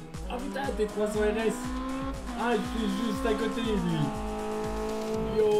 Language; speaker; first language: French; native; French